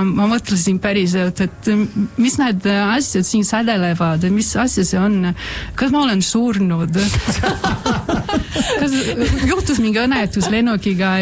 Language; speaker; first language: Estonian; non-native, fluent; Portuguese